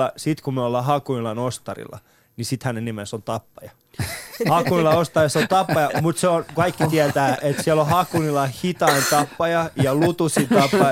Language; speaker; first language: Finnish; early bilingual, other home language; Persian